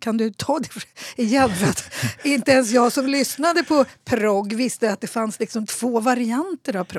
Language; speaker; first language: Swedish; native; Swedish